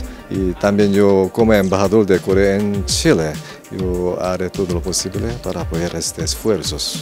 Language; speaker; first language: Spanish; non-native, learner; Korean